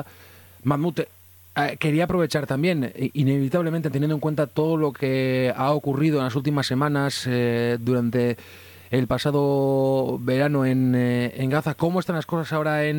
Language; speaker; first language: Spanish; native; Spanish